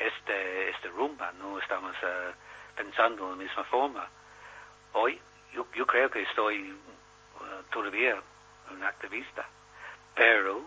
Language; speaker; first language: Spanish; non-native, learner; English